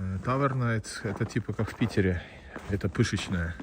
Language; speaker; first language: Russian; early bilingual, heritage; Russian